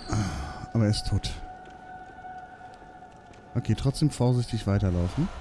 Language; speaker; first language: German; native; German